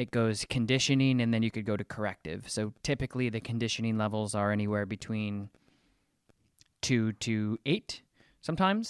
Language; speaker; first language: English; native; English